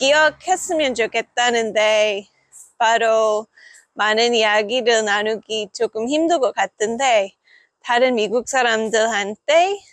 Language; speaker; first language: Korean; non-native, fluent; English